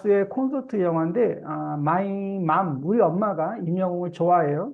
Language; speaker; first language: Korean; native; Korean